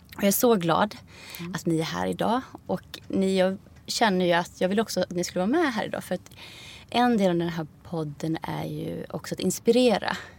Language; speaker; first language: Swedish; early bilingual, other home language; Icelandic